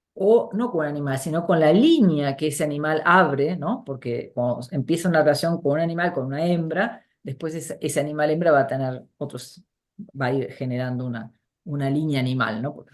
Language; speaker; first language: Spanish; native; Spanish